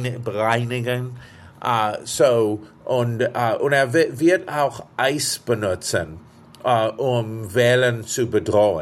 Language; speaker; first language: German; non-native, fluent; English